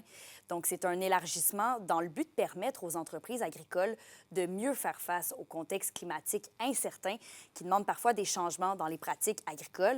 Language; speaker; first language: French; native; French